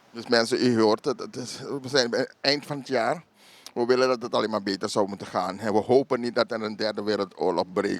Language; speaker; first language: Dutch; native; Dutch